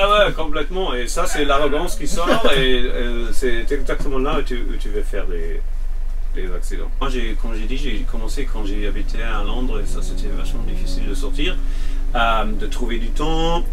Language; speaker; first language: French; non-native, fluent; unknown